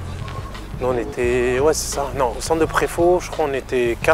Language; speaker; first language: French; native; French